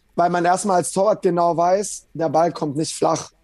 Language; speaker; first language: German; native; German